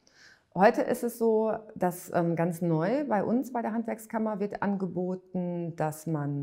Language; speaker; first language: German; native; German